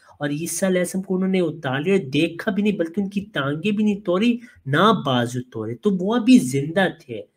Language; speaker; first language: Urdu; non-native, local second language; Punjabi